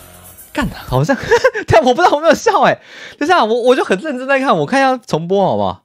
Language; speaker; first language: Chinese; native; Chinese